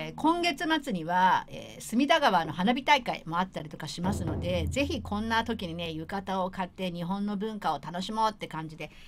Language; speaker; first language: Japanese; native; Japanese